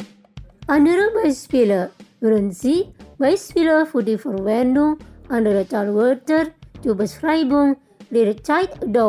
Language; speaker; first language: German; non-native, fluent; Indonesian